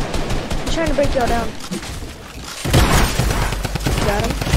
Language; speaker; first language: English; native; English